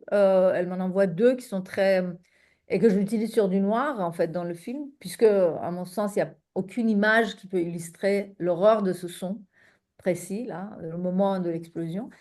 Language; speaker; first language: French; non-native, fluent; Persian